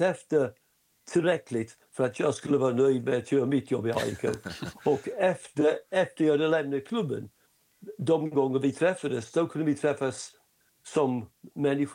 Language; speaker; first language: Swedish; non-native, fluent; English